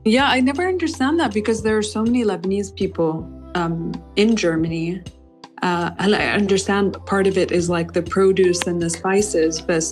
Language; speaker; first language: English; non-native, fluent; Arabic